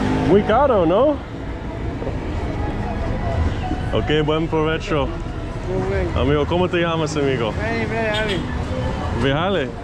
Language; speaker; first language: Spanish; non-native, learner; English